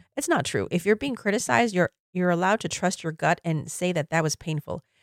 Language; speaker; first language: English; native; English